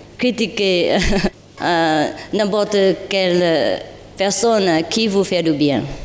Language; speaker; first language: French; non-native, learner; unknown